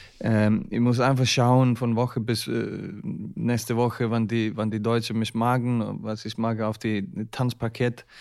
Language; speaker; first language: German; non-native, learner; Icelandic